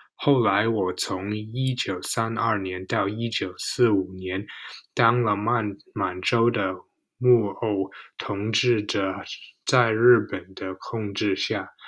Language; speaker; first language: Chinese; non-native, learner; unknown